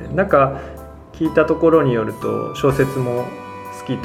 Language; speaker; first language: Japanese; native; Japanese